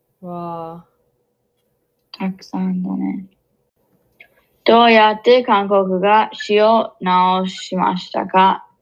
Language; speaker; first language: Japanese; non-native, learner; English